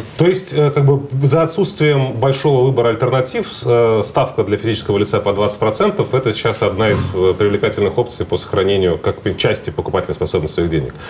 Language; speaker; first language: Russian; native; Russian